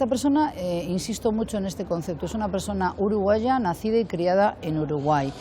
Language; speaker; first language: Spanish; native; Spanish